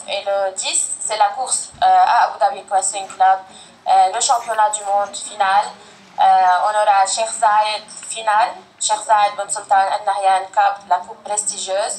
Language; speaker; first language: French; non-native, fluent; Arabic